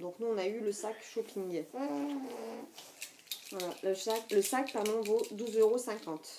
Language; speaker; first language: French; native; French